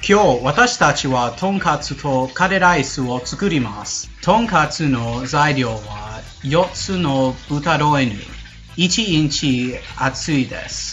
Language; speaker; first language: Japanese; non-native, learner; English